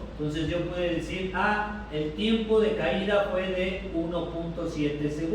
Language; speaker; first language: Spanish; native; Spanish